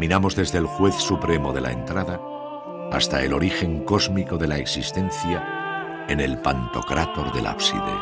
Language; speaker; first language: Spanish; native; Spanish